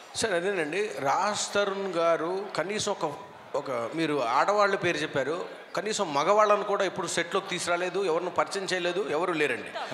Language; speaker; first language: Telugu; native; Telugu